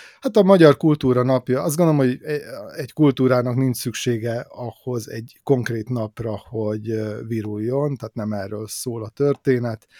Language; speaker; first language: Hungarian; native; Hungarian